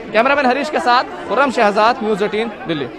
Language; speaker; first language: Hindi; native; Hindi